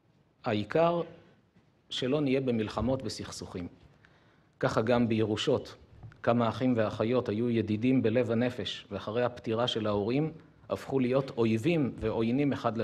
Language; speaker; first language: Hebrew; native; Hebrew